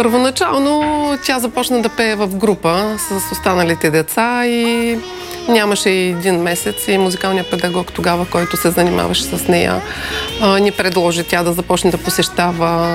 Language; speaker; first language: Bulgarian; native; Bulgarian